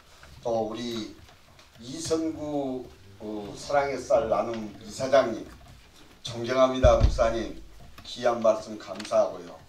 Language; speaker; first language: Korean; native; Korean